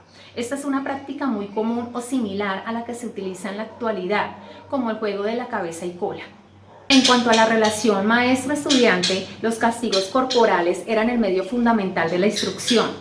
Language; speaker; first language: Spanish; native; Spanish